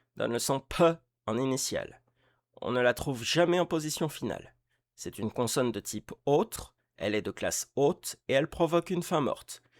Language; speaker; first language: French; native; French